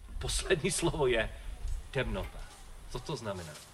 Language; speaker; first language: Czech; non-native, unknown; English